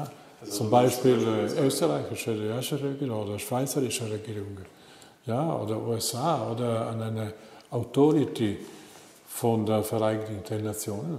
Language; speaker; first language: German; non-native, learner; Italian